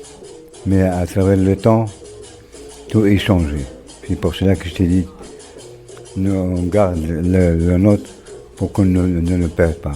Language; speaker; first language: French; non-native, local second language; Arabic